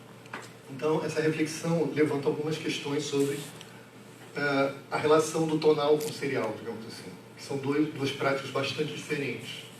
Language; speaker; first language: Portuguese; native; Portuguese